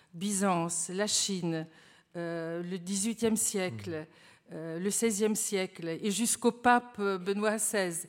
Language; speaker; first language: French; non-native, fluent; Bulgarian